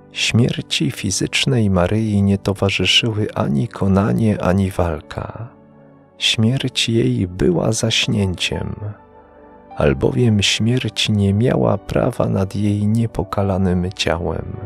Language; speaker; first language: Polish; native; Polish